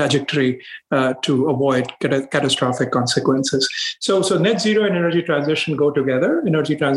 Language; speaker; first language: English; non-native, local second language; Hindi